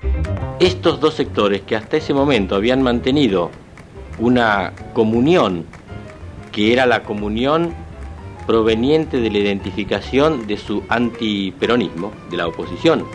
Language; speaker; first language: Spanish; native; Spanish